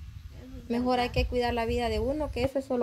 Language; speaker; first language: Spanish; native; Spanish